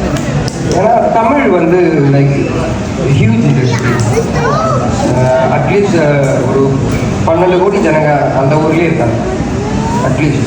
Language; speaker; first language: Tamil; early bilingual, heritage; Tamil